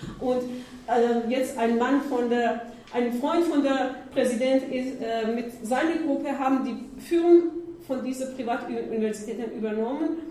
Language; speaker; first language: German; non-native, learner; Persian